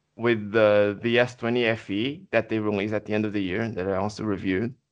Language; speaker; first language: English; non-native, fluent; Portuguese